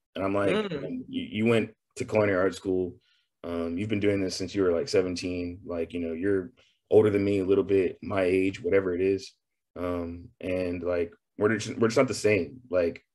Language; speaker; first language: English; native; English